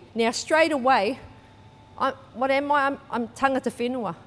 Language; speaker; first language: English; native; English